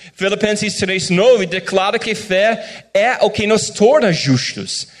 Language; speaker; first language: Portuguese; non-native, fluent; English